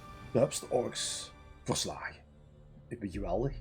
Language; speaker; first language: Dutch; native; Dutch